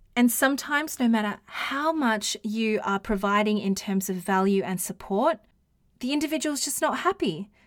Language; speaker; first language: English; native; English